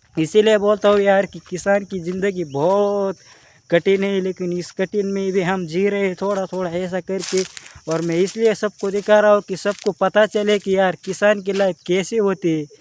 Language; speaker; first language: Hindi; non-native, local second language; Marathi